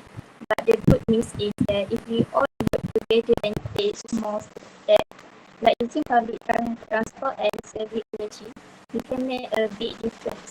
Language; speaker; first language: English; non-native, local second language; Malay